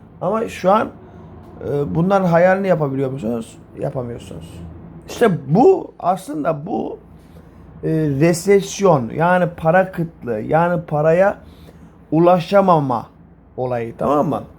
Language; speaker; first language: Turkish; native; Turkish